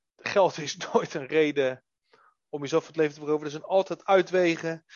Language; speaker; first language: Dutch; native; Dutch